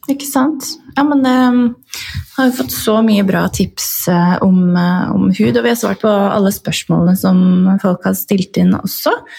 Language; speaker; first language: Norwegian; native; Norwegian